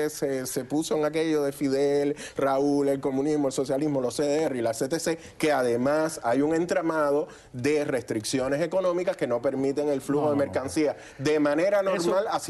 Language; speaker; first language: Spanish; native; Spanish